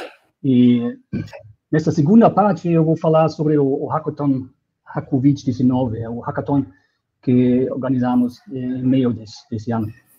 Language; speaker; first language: Portuguese; non-native, fluent; German